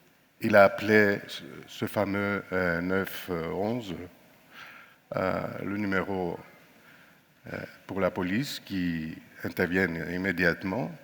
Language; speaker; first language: French; non-native, fluent; Greek